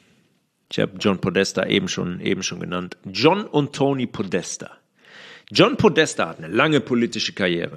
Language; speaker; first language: German; native; German